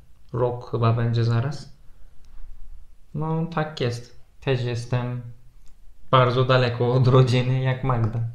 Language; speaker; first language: Polish; non-native, fluent; Turkish